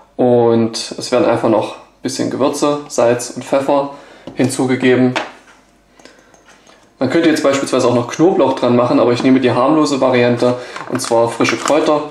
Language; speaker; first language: German; native; German